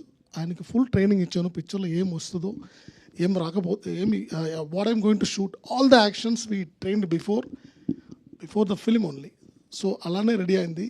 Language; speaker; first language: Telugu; non-native, local second language; Tamil